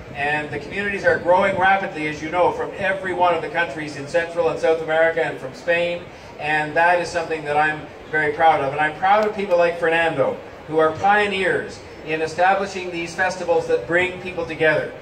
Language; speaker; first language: English; native; English